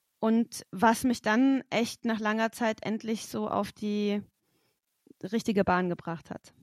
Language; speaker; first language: German; native; German